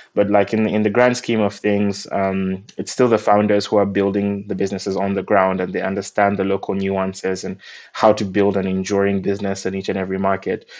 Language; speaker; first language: English; non-native, local second language; Nyanja